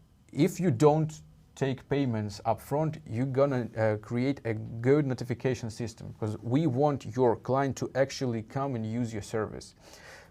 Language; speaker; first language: English; non-native, fluent; Russian